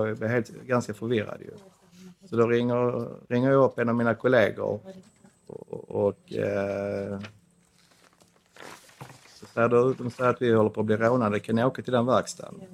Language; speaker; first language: Swedish; native; Swedish